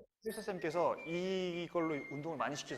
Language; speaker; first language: Korean; native; Korean